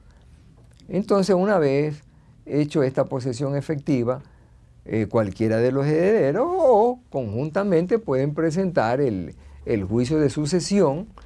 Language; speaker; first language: Spanish; native; Spanish